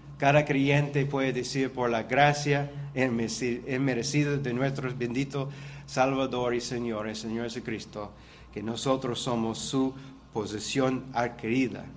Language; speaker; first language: Spanish; non-native, fluent; English